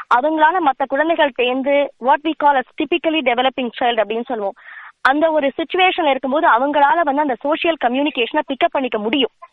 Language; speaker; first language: Tamil; native; Tamil